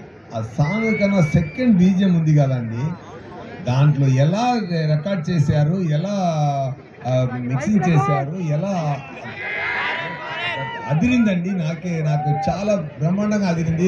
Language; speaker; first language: Telugu; non-native, learner; Tamil